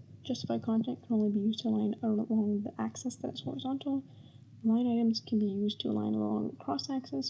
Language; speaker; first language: English; native; English